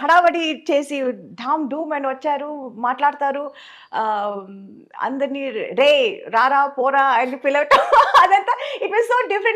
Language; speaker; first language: Telugu; non-native, local second language; Tamil